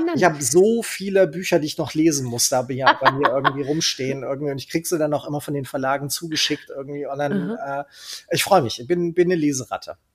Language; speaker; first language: German; native; German